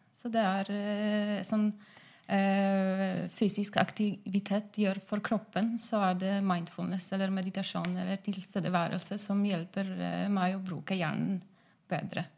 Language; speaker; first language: Norwegian; non-native, fluent; Polish